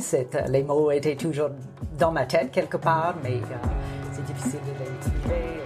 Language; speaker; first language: French; non-native, local second language; English